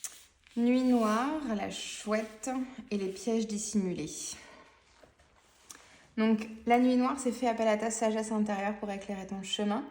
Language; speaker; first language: French; native; French